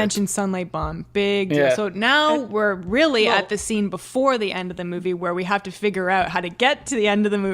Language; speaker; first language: English; native; English